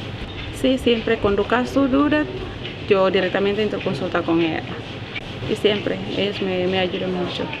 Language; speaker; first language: Spanish; non-native, learner; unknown